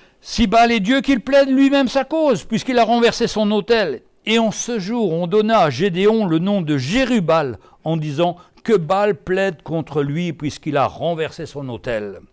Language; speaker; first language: French; native; French